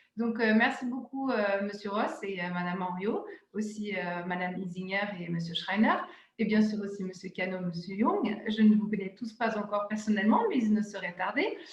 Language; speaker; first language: French; non-native, fluent; German